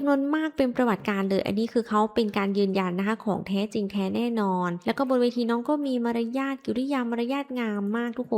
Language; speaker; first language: Thai; native; Thai